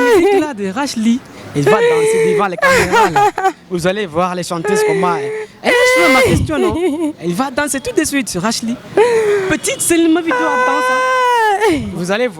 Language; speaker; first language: French; non-native, local second language; Rundi